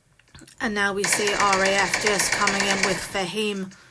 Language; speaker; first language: English; native; English